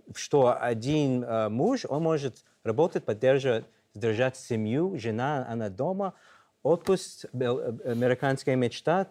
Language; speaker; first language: Russian; non-native, fluent; English